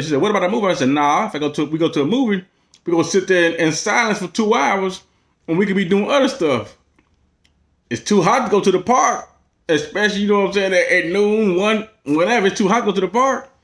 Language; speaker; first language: English; native; English